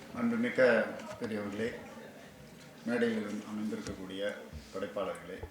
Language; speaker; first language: Tamil; native; Tamil